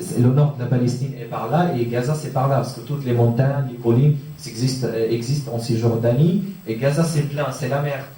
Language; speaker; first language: French; non-native, fluent; Arabic